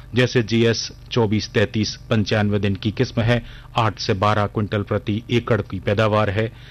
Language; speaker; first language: Hindi; native; Hindi